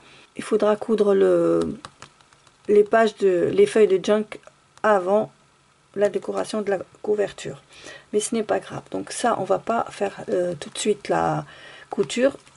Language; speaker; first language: French; native; French